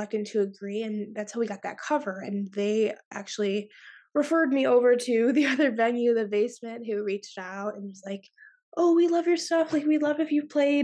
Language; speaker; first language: English; native; English